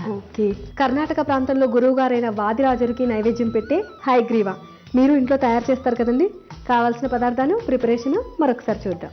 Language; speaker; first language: Telugu; native; Telugu